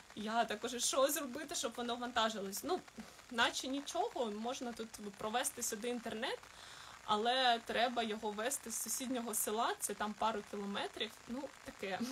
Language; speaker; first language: Ukrainian; non-native, local second language; Russian